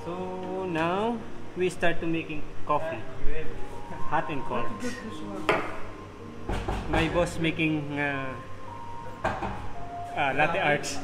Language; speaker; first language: English; non-native, local second language; Filipino